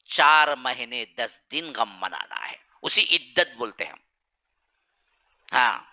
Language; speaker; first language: Urdu; native; Urdu